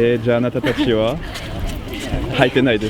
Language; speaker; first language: Japanese; non-native, learner; French